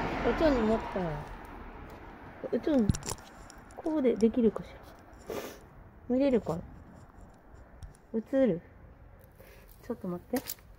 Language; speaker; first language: Japanese; native; Japanese